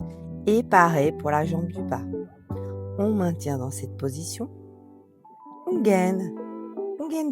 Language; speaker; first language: French; native; French